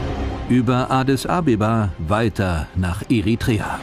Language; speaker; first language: German; native; German